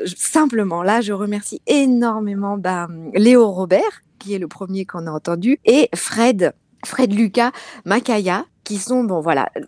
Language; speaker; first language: French; native; French